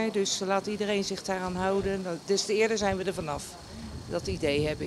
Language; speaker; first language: Dutch; native; Dutch